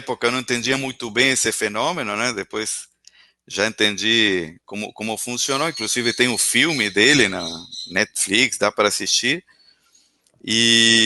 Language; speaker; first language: Portuguese; non-native, fluent; Spanish